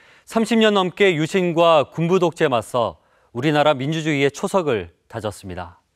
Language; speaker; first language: Korean; native; Korean